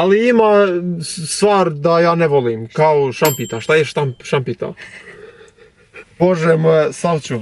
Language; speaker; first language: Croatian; non-native, learner; Albanian